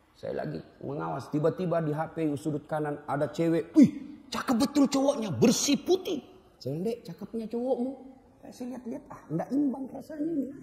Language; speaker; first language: Indonesian; non-native, local second language; Buginese